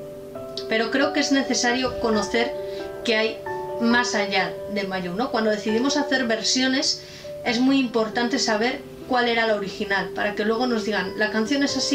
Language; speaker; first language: Spanish; native; Spanish